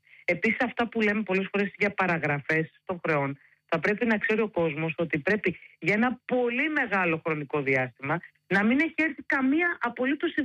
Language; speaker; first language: Greek; native; Greek